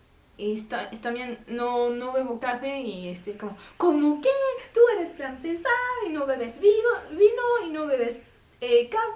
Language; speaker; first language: Spanish; non-native, learner; French